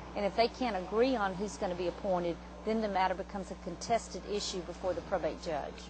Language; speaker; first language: English; native; English